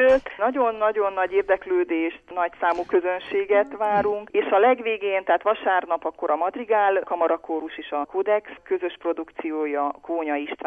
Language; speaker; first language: Hungarian; native; Hungarian